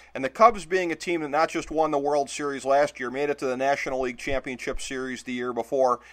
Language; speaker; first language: English; native; English